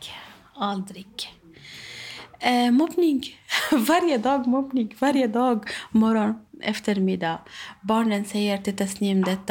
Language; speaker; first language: Swedish; non-native, learner; Arabic